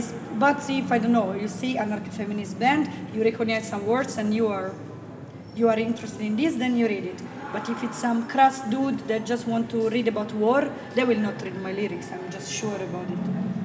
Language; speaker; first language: English; non-native, fluent; Italian